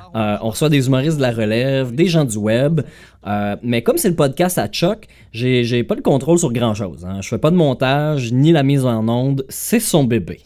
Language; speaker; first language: French; native; French